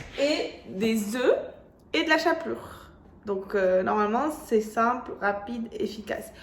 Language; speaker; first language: French; early bilingual, other home language; Arabic